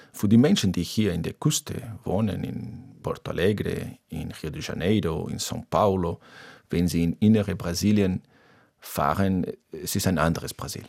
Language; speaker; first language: German; non-native, fluent; Portuguese